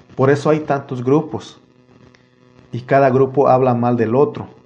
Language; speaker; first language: Spanish; native; Spanish